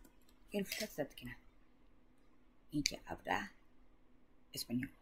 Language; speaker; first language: Spanish; non-native, learner; Japanese